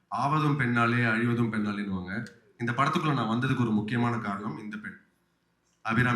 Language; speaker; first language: Tamil; native; Tamil